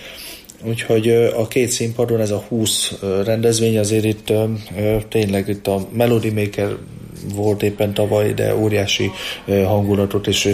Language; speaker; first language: Hungarian; native; Hungarian